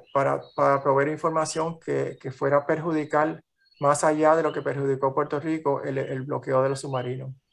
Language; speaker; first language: Spanish; native; Spanish